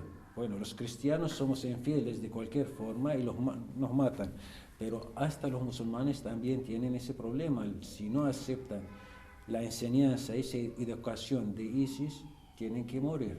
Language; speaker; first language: Spanish; non-native, fluent; Arabic